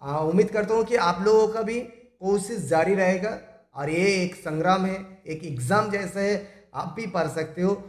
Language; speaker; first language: Hindi; non-native, local second language; Bangla